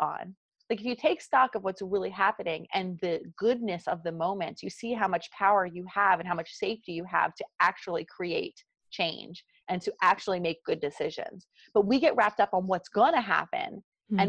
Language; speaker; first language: English; native; English